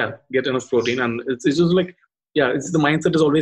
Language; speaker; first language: English; non-native, local second language; Tamil